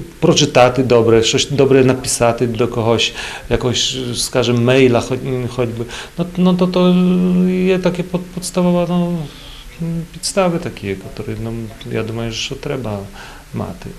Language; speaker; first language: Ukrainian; non-native, learner; Polish